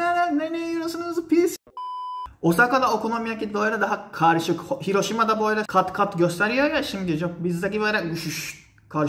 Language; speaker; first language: Turkish; non-native, fluent; Japanese